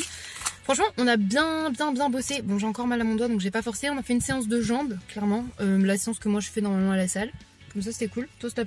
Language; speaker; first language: French; native; French